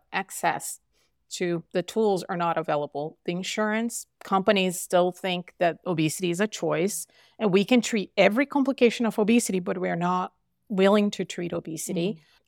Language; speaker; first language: English; non-native, fluent; Portuguese